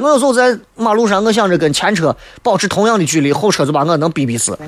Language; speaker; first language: Chinese; native; Chinese